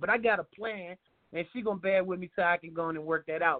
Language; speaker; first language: English; native; English